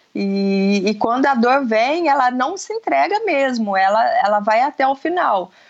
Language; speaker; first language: Portuguese; native; Portuguese